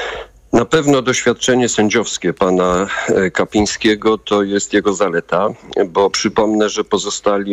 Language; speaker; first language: Polish; native; Polish